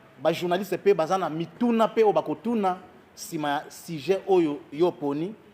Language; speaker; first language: Lingala; native; Lingala